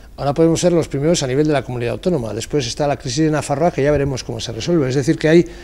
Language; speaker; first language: Spanish; native; Spanish